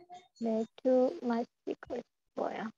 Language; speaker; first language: Korean; non-native, fluent; Indonesian